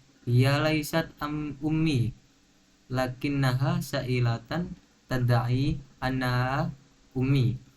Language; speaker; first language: Arabic; non-native, learner; Indonesian